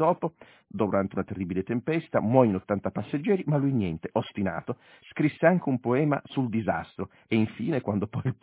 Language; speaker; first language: Italian; native; Italian